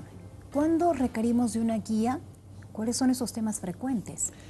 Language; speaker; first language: Spanish; native; Spanish